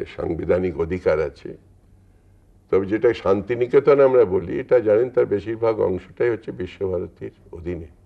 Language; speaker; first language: Bangla; native; Bangla